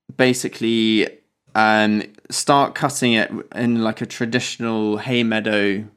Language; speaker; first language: English; native; English